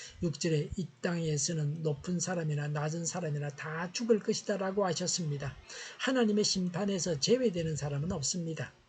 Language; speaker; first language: Korean; native; Korean